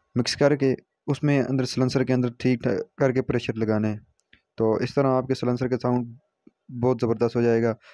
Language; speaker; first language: Urdu; non-native, local second language; Northern Hindko